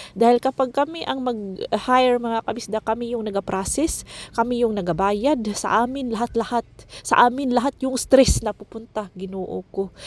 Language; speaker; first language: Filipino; non-native, local second language; Cebuano